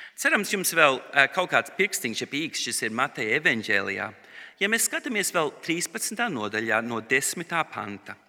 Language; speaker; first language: Latvian; early bilingual, heritage; Latvian